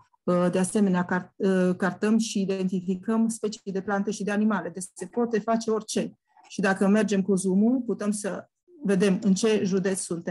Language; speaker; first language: Romanian; native; Romanian